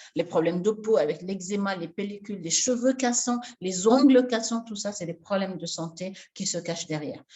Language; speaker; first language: French; non-native, local second language; Wolof